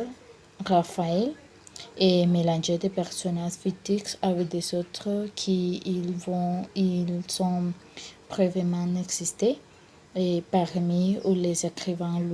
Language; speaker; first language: French; non-native, learner; Spanish